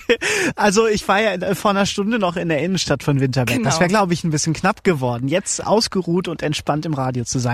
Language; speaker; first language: German; native; German